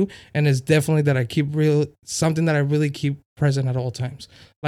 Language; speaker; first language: English; non-native, fluent; Spanish